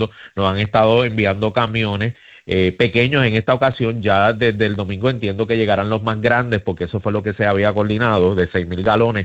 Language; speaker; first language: Spanish; native; Spanish